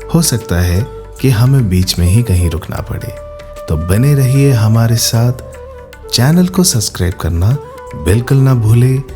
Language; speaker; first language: Hindi; native; Hindi